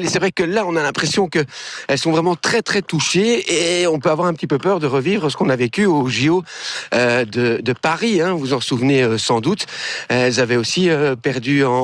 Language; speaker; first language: French; native; French